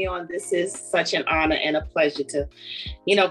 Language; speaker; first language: English; native; English